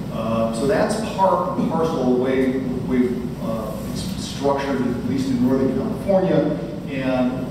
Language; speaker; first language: English; native; English